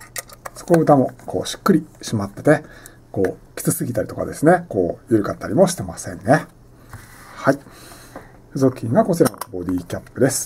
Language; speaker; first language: Japanese; native; Japanese